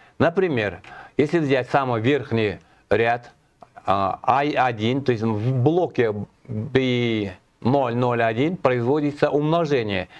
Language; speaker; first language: Russian; non-native, local second language; Kazakh